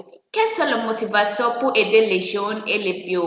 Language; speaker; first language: French; non-native, learner; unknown